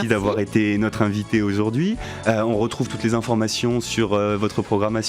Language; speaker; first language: French; native; French